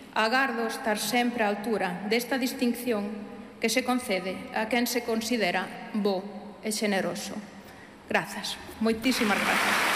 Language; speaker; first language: Galician; early bilingual, heritage; Galician